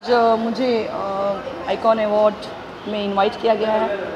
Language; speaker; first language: Hindi; native; Hindi